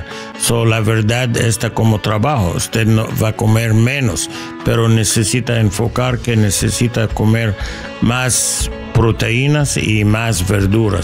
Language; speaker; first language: Spanish; non-native, learner; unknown